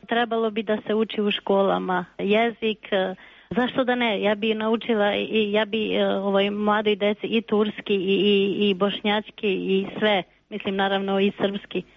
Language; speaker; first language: Serbian; non-native, local second language; Albanian